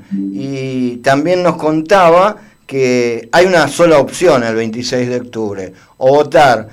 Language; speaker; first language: Spanish; native; Spanish